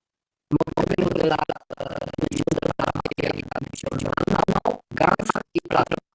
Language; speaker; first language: Spanish; non-native, fluent; Romanian